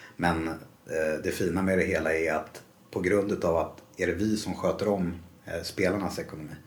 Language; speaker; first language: Swedish; native; Swedish